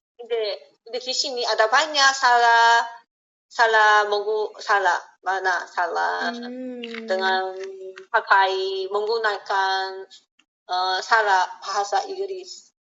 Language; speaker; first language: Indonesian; non-native, learner; Korean